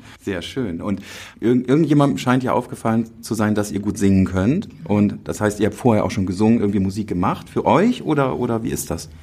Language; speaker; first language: German; native; German